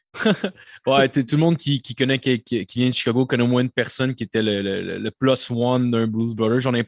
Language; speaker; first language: French; native; French